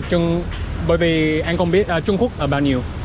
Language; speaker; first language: Vietnamese; non-native, learner; English